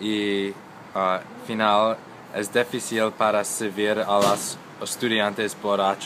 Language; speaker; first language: Spanish; non-native, learner; English